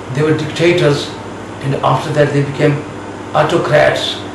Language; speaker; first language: English; non-native, local second language; Urdu